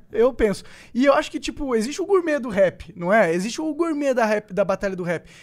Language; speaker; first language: Portuguese; native; Portuguese